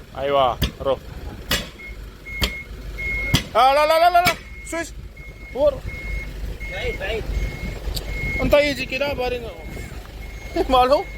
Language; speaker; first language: Arabic; non-native, learner; Filipino